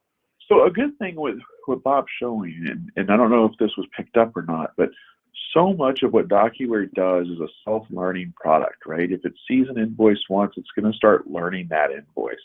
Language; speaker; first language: English; native; English